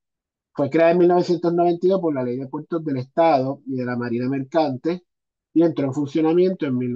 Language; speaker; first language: Spanish; native; Spanish